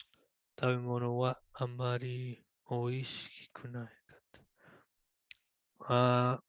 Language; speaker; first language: Japanese; non-native, learner; English